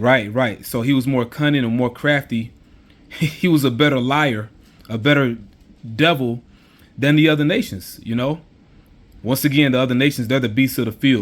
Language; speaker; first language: English; native; English